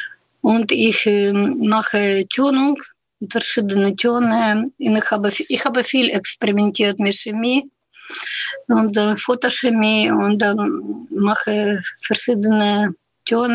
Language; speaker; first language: German; non-native, fluent; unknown